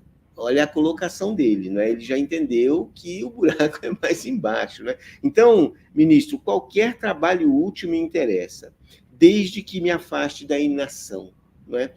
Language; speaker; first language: Portuguese; native; Portuguese